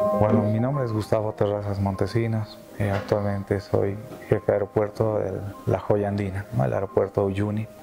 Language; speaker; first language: Spanish; native; Spanish